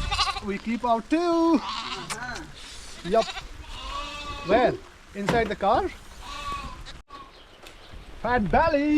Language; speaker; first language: English; non-native, fluent; Hindi